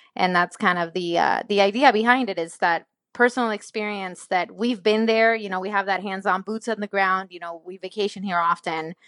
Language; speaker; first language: English; non-native, fluent; Spanish